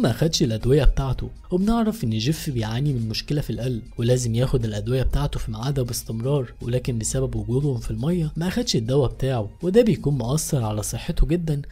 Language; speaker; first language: Arabic; native; Arabic